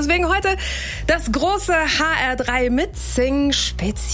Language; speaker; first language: German; native; German